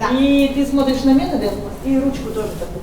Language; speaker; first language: Russian; native; Russian